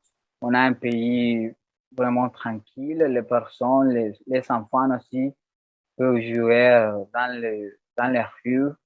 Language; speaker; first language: French; non-native, learner; Spanish